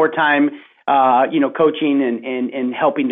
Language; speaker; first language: English; native; English